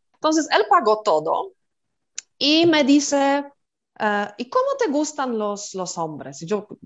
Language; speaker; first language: Spanish; non-native, fluent; Polish